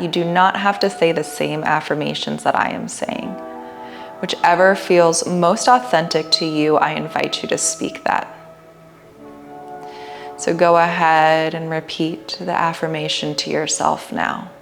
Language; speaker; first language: English; native; English